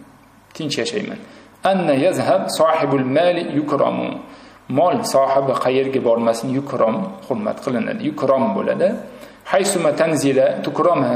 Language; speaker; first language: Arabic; non-native, fluent; Uzbek